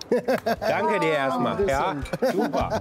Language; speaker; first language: German; native; German